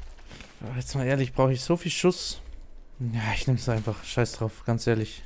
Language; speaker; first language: German; native; German